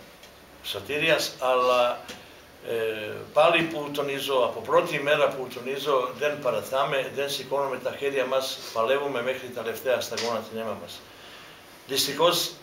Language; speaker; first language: Greek; non-native, fluent; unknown